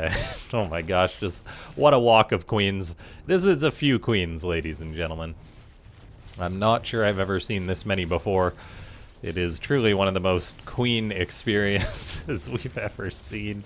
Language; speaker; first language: English; native; English